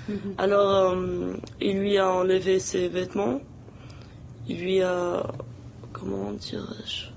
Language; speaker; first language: French; non-native, local second language; Arabic